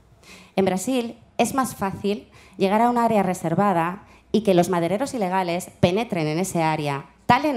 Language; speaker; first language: Spanish; native; Spanish